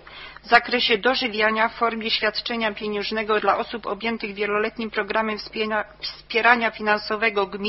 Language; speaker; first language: Polish; native; Polish